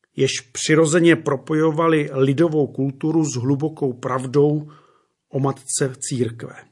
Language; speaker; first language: Czech; native; Czech